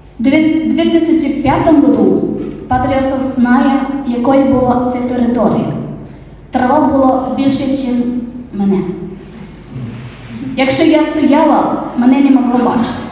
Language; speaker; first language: Ukrainian; non-native, learner; Polish